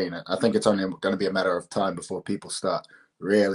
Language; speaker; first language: English; native; English